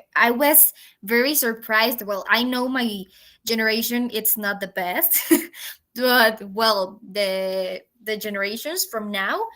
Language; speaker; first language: English; non-native, fluent; Spanish